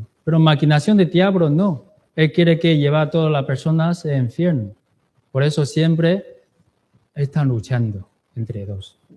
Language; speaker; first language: Spanish; non-native, fluent; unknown